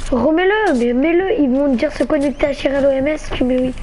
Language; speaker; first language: French; native; French